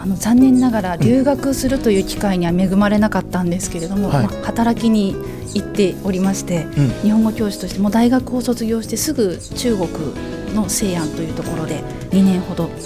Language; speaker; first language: Japanese; native; Japanese